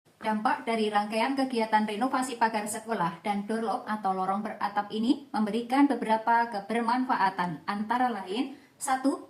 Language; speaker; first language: Indonesian; native; Indonesian